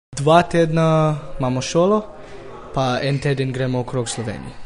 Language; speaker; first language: Slovenian; early bilingual, heritage; English